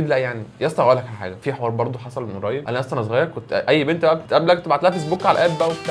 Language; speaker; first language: Arabic; native; Arabic